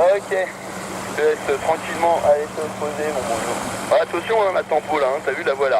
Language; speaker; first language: French; native; French